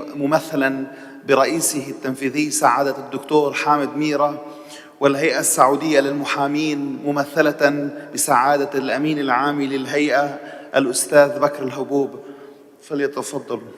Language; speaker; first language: Arabic; native; Arabic